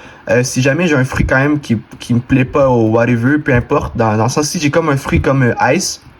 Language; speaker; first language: French; native; French